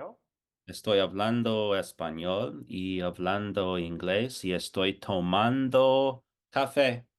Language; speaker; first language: Spanish; non-native, fluent; English